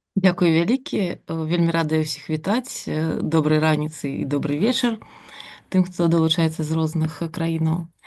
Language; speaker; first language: Belarusian; non-native, local second language; Russian